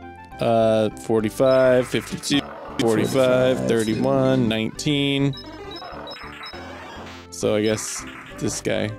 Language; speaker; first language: English; native; English